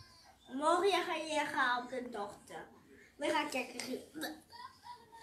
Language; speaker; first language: Dutch; non-native, learner; French